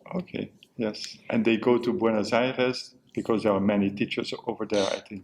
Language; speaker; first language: English; non-native, fluent; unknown